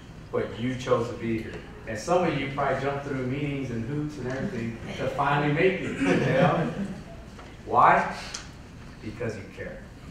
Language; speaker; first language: English; early bilingual, other home language; Spanish